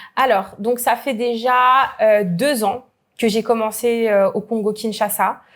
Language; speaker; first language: French; native; French